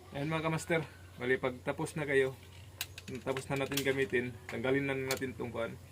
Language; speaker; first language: Filipino; non-native, local second language; Cebuano